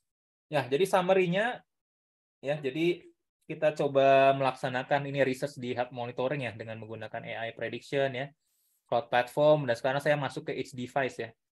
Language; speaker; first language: Indonesian; native; Indonesian